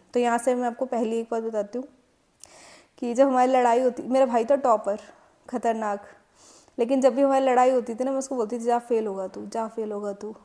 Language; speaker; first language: Hindi; native; Hindi